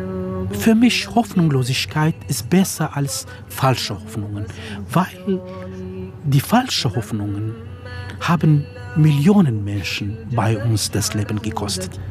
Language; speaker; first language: German; non-native, fluent; Kurdish